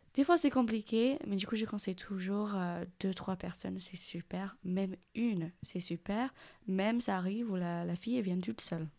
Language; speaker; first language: French; non-native, fluent; English